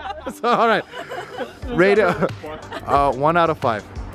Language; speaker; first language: English; native; English